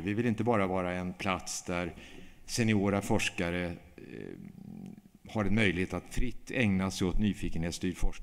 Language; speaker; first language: Swedish; native; Swedish